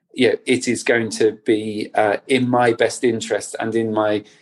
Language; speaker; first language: English; native; English